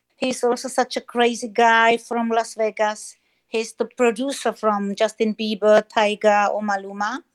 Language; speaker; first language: English; non-native, learner; German